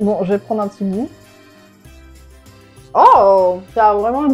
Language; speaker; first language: French; native; French